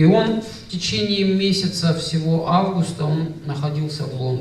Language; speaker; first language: Russian; native; Russian